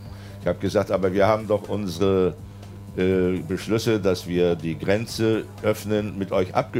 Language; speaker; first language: Russian; non-native, fluent; German